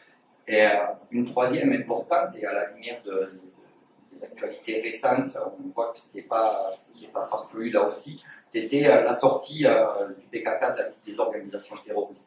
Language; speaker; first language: French; native; French